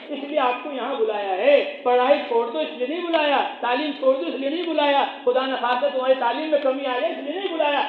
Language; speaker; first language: Urdu; native; Urdu